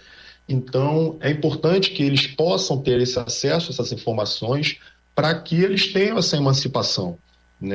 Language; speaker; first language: Portuguese; native; Portuguese